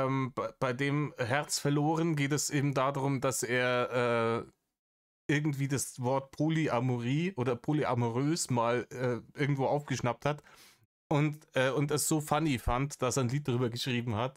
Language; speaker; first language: German; native; German